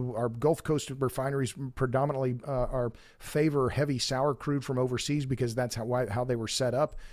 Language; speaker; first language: English; native; English